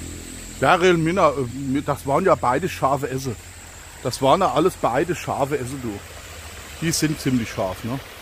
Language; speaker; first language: German; native; German